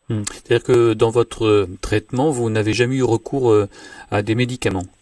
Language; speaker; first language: French; native; French